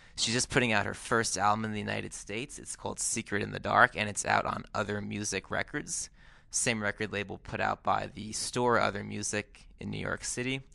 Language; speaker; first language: English; native; English